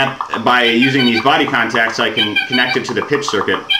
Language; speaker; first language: English; native; English